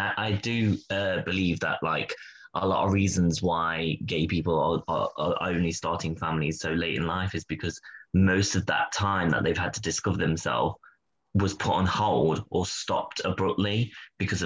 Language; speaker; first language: English; native; English